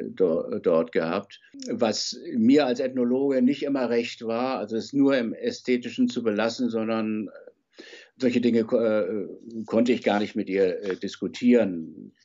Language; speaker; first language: German; native; German